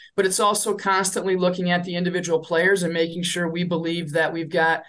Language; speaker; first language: English; native; English